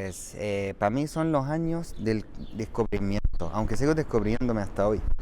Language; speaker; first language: Spanish; non-native, fluent; Arabic